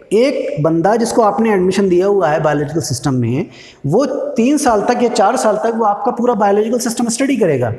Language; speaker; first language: Hindi; native; Hindi